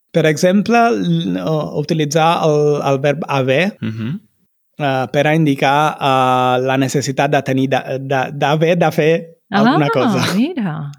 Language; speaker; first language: Catalan; non-native, fluent; Italian